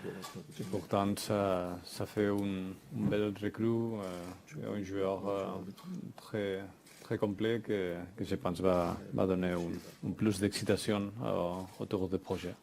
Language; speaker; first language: French; non-native, fluent; Spanish